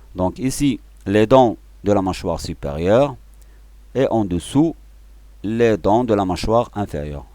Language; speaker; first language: French; non-native, local second language; Arabic